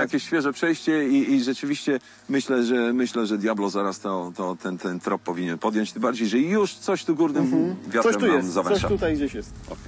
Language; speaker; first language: Polish; native; Polish